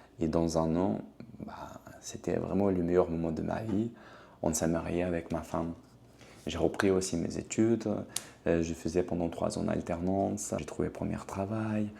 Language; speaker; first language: French; non-native, fluent; Ukrainian